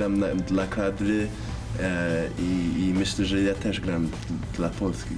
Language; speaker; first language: Polish; early bilingual, heritage; English